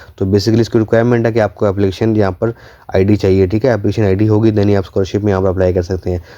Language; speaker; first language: Urdu; non-native, local second language; Punjabi